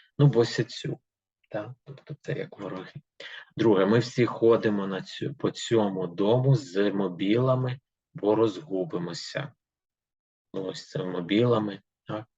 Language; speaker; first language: Ukrainian; native; Ukrainian